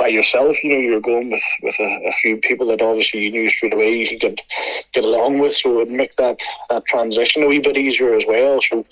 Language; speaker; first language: English; native; English